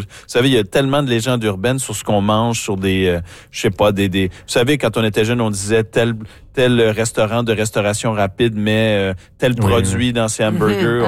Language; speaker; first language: French; native; French